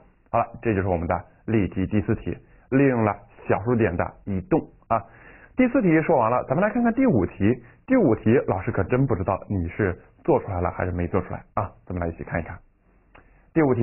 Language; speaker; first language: Chinese; native; Chinese